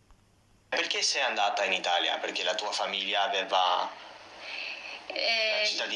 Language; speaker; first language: Italian; non-native, fluent; English